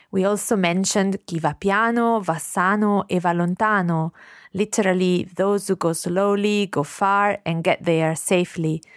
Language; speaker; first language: English; non-native, fluent; Italian